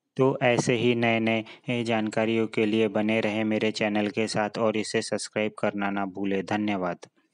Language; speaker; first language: Hindi; native; Hindi